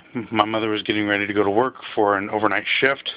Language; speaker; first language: English; native; English